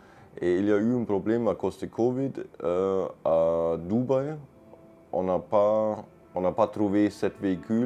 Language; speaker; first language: French; non-native, learner; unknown